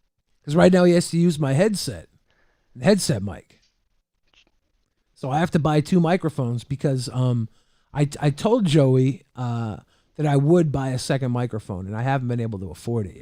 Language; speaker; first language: English; native; English